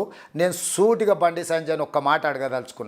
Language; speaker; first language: Telugu; native; Telugu